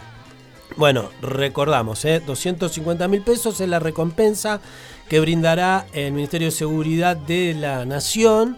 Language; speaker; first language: Spanish; native; Spanish